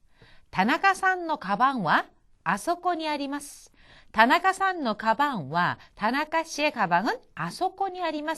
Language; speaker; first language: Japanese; non-native, fluent; Korean